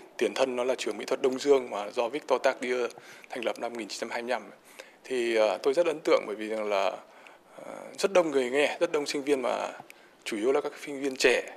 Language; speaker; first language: Vietnamese; native; Vietnamese